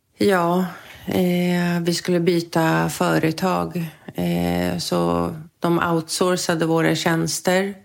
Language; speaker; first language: Swedish; native; Swedish